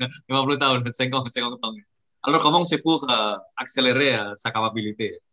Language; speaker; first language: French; non-native, learner; Indonesian